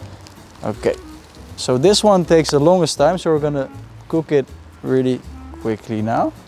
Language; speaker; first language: English; non-native, fluent; Dutch